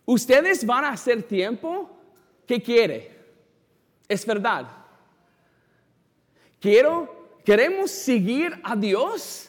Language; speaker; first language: Spanish; non-native, fluent; English